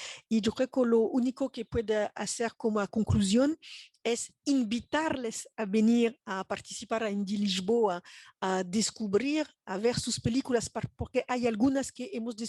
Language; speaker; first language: Spanish; non-native, fluent; French